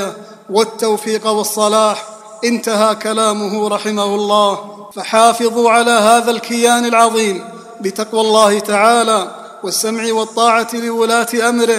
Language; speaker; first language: Arabic; native; Arabic